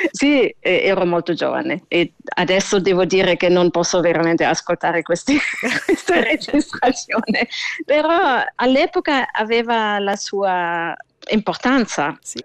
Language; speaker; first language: Italian; non-native, fluent; German